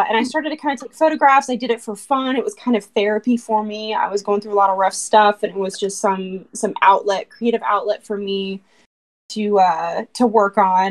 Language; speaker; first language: English; native; English